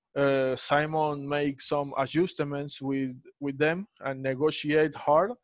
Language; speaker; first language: English; non-native, fluent; Spanish